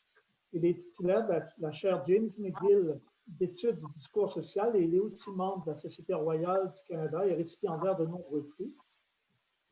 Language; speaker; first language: French; native; French